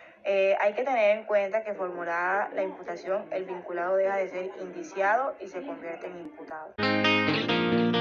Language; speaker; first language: Spanish; native; Spanish